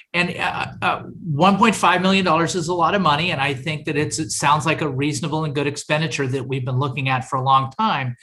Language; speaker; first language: English; native; English